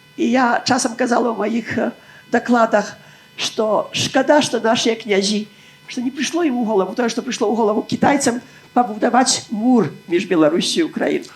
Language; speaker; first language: Belarusian; native; Belarusian